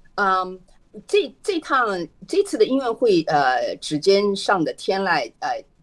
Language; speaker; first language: Chinese; native; Chinese